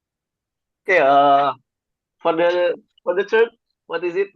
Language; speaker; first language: English; non-native, learner; Indonesian